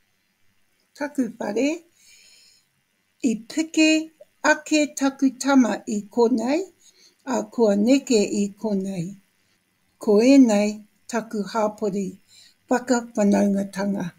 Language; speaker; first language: Māori; non-native, local second language; English